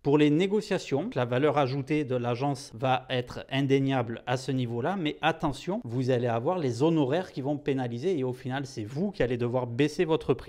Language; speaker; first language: French; native; French